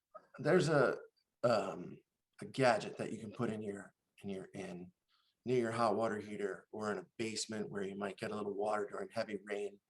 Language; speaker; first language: English; native; English